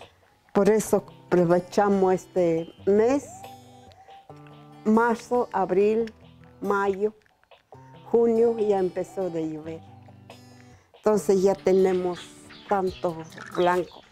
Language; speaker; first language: Spanish; non-native, local second language; Zapotec